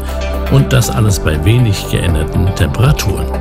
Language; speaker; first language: German; native; German